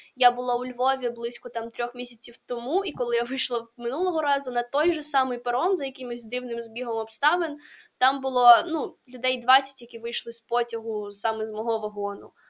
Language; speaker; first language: Ukrainian; non-native, local second language; Russian